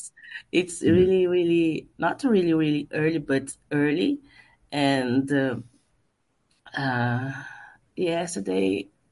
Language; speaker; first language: English; non-native, learner; Portuguese